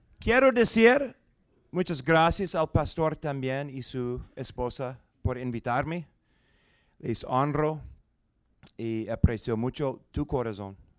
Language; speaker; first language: Spanish; non-native, fluent; English